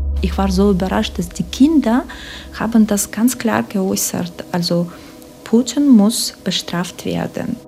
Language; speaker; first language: German; non-native, fluent; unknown